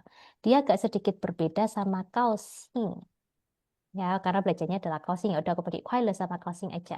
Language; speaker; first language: Indonesian; native; Indonesian